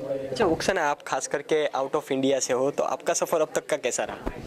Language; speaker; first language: Hindi; non-native, local second language; Gujarati